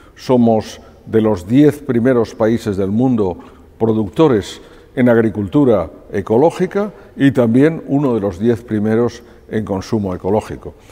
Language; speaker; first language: Spanish; native; Spanish